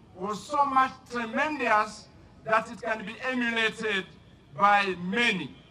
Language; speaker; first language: English; non-native, local second language; Swahili